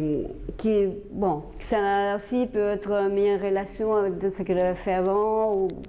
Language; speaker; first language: French; non-native, fluent; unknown